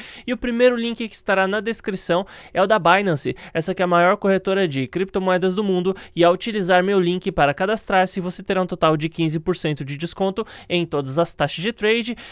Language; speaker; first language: Portuguese; native; Portuguese